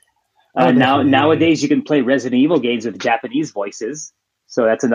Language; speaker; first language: English; native; English